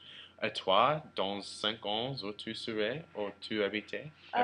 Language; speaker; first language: French; non-native, learner; English